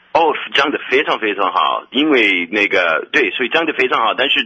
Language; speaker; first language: Chinese; non-native, fluent; English